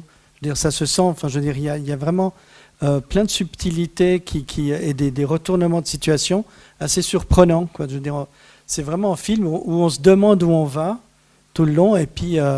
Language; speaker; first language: French; native; French